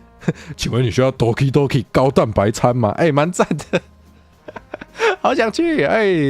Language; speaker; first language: Chinese; native; Chinese